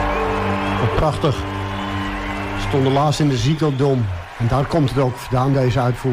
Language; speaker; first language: Dutch; native; Dutch